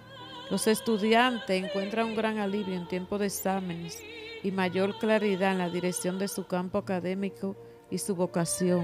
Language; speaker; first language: Spanish; native; Spanish